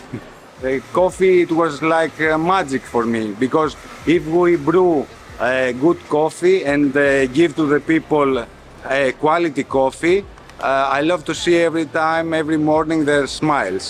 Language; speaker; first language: English; non-native, fluent; Greek